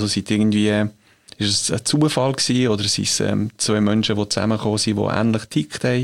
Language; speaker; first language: German; native; German